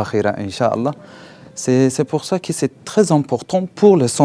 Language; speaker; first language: French; non-native, learner; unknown